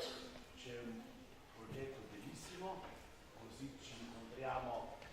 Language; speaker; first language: Italian; non-native, learner; Slovenian